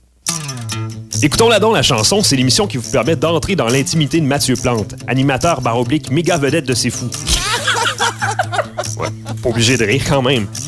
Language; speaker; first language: French; native; French